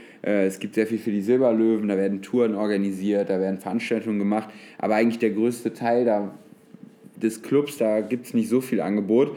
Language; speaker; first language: German; native; German